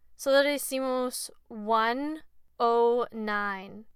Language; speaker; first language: Spanish; non-native, learner; English